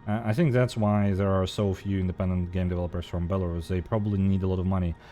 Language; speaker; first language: English; non-native, fluent; Belarusian